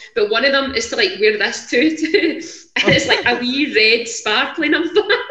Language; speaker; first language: English; native; English